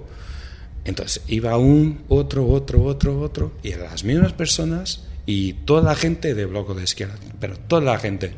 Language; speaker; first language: Spanish; non-native, fluent; Portuguese